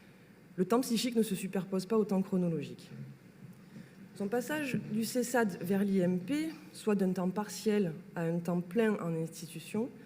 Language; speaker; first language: French; native; French